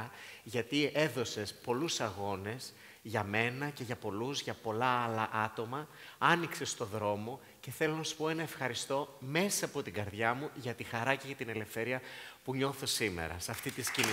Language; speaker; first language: Greek; native; Greek